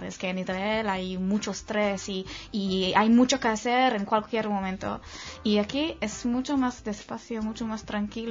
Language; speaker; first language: Spanish; non-native, fluent; Hebrew